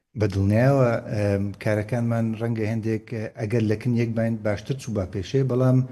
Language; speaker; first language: Central Kurdish; native; Central Kurdish